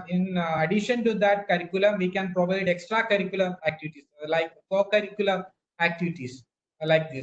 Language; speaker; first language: English; non-native, local second language; Malayalam